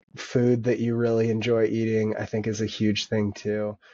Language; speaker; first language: English; native; English